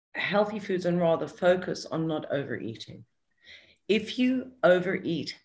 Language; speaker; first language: English; native; English